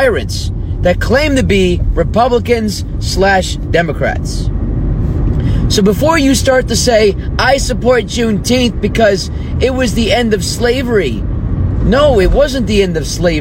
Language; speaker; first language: English; native; English